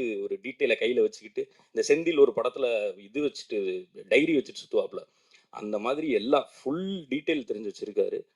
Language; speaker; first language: Tamil; native; Tamil